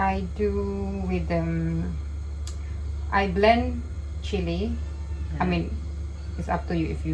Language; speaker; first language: English; non-native, learner; Indonesian